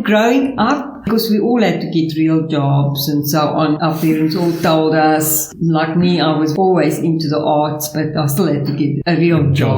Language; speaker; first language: English; non-native, local second language; Afrikaans